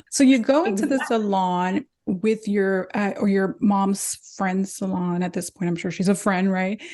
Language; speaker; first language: English; native; English